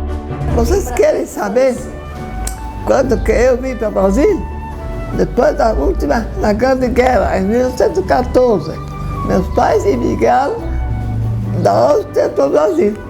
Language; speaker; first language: Portuguese; early bilingual, other home language; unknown